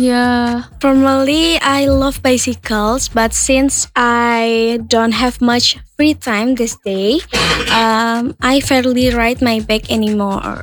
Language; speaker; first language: English; non-native, learner; Indonesian